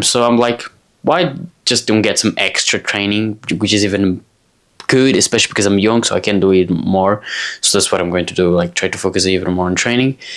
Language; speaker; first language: English; non-native, fluent; Portuguese